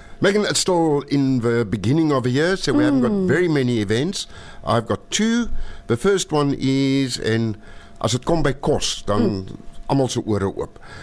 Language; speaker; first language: English; non-native, local second language; Afrikaans